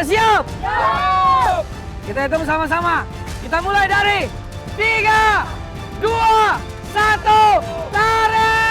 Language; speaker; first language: Indonesian; native; Indonesian